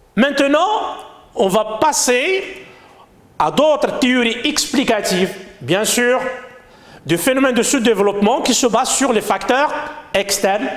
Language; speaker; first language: French; non-native, local second language; Arabic